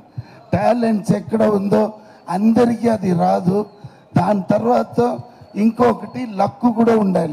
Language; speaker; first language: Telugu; non-native, learner; Tamil